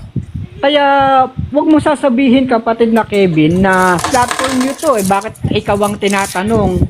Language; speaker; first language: Filipino; native; Filipino